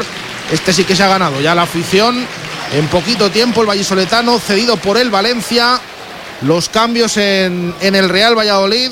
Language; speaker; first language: Spanish; native; Spanish